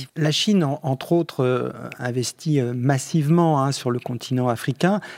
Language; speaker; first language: French; native; French